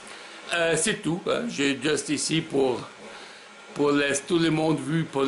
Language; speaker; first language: French; non-native, learner; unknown